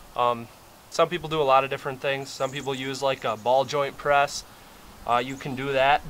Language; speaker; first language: English; native; English